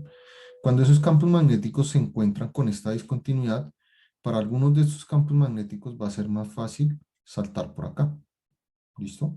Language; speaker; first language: Spanish; native; Spanish